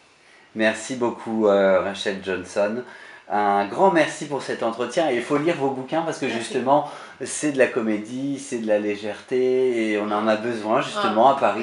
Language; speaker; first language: French; native; French